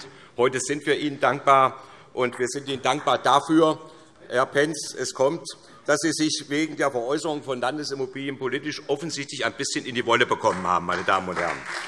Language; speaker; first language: German; native; German